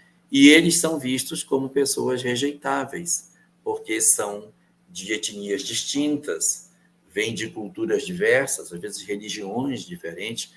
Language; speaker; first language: Portuguese; native; Portuguese